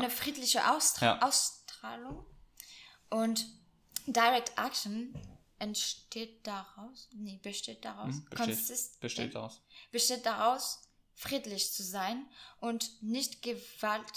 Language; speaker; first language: German; non-native, fluent; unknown